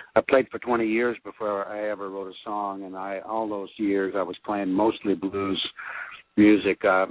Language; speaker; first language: English; early bilingual, other home language; French